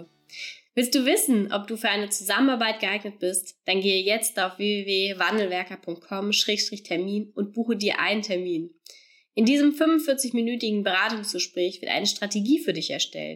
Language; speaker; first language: German; native; German